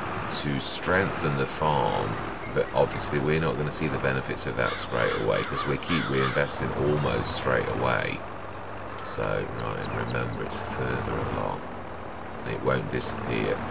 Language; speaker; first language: English; native; English